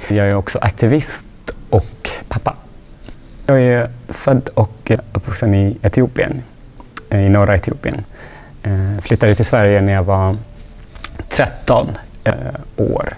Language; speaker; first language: Swedish; non-native, fluent; Tigrinya